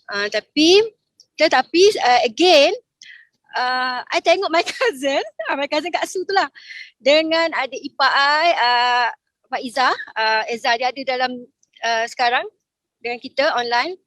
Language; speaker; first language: Malay; native; Malay